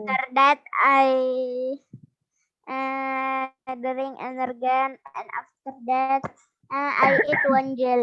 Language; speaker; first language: English; non-native, learner; Indonesian